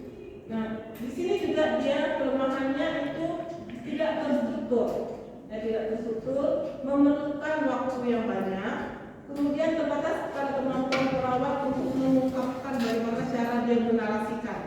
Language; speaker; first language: Indonesian; native; Indonesian